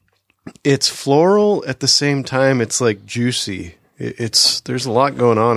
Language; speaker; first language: English; native; English